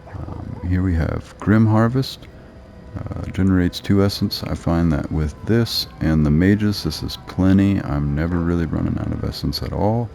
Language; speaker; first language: English; native; English